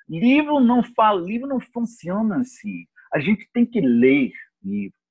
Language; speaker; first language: Portuguese; non-native, fluent; English